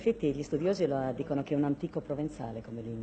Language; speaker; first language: Italian; non-native, local second language; Sardinian